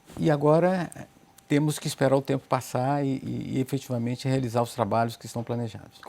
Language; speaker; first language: Portuguese; native; Portuguese